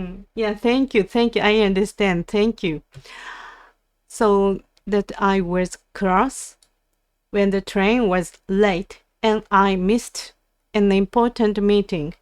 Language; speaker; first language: English; non-native, learner; Japanese